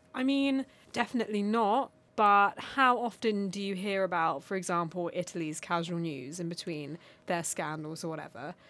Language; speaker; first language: English; non-native, local second language; Armenian